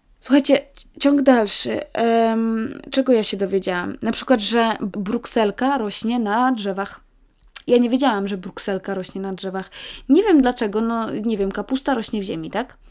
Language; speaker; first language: Polish; native; Polish